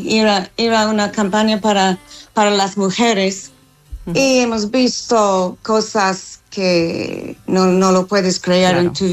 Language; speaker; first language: Spanish; non-native, learner; English